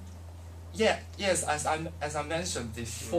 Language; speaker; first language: English; non-native, learner; Chinese